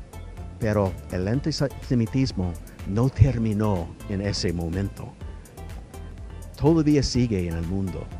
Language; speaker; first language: Spanish; non-native, fluent; English